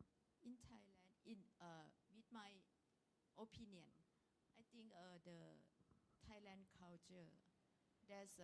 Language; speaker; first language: English; non-native, learner; Thai